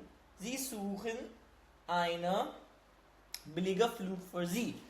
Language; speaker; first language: German; non-native, learner; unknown